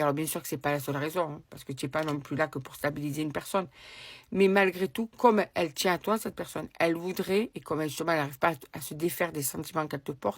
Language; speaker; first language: French; native; French